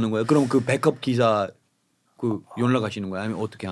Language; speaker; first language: Korean; non-native, fluent; English